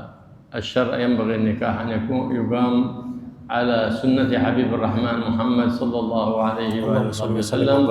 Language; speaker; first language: Arabic; native; Arabic